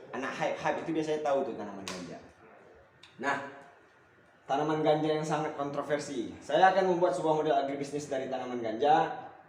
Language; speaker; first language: Indonesian; native; Indonesian